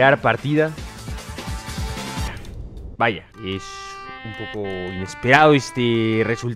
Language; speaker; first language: Spanish; native; Spanish